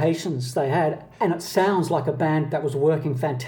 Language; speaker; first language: English; native; English